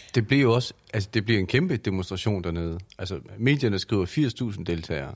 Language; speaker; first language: Danish; native; Danish